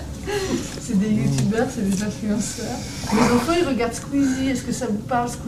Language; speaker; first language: French; native; French